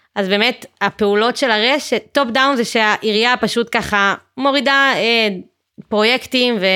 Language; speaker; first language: Hebrew; native; Hebrew